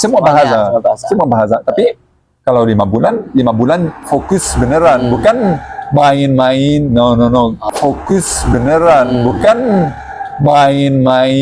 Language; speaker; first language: Indonesian; non-native, learner; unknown